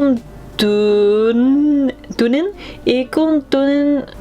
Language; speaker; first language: Korean; non-native, learner; English